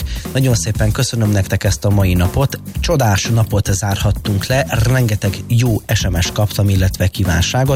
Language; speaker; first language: Hungarian; native; Hungarian